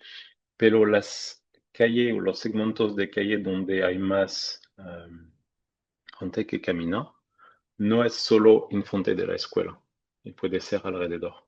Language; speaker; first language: Spanish; non-native, fluent; French